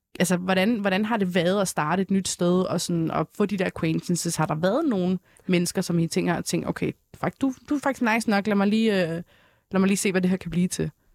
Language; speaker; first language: Danish; early bilingual, other home language; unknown